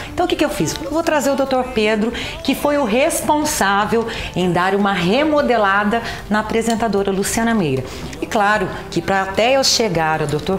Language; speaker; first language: Portuguese; native; Portuguese